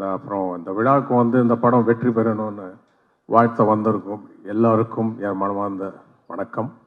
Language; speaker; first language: Tamil; non-native, local second language; Telugu